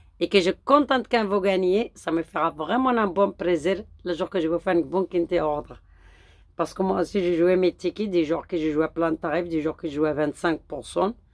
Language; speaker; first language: French; non-native, local second language; Arabic